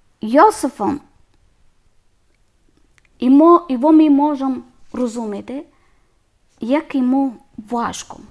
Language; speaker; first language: Ukrainian; non-native, learner; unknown